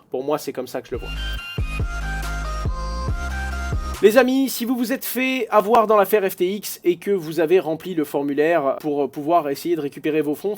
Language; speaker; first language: French; native; French